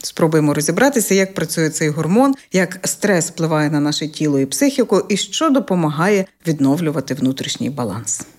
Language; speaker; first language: Ukrainian; native; Ukrainian